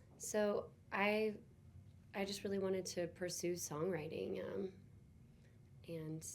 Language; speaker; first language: English; native; English